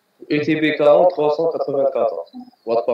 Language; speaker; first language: French; non-native, local second language; Arabic